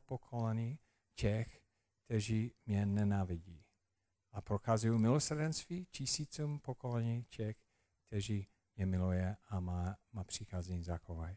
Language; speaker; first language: Czech; non-native, fluent; English